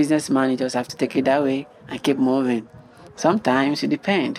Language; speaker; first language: English; non-native, local second language; Igbo